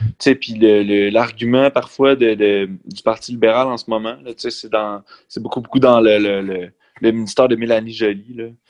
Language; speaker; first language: French; native; French